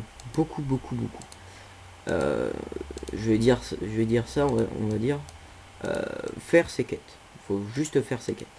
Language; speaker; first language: French; native; French